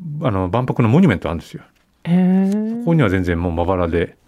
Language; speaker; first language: Japanese; native; Japanese